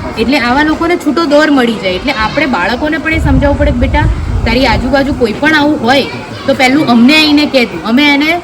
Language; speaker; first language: Gujarati; native; Gujarati